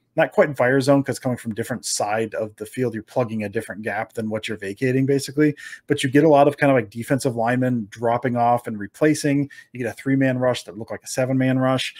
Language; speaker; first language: English; native; English